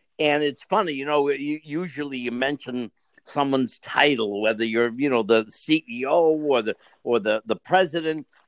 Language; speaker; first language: English; native; English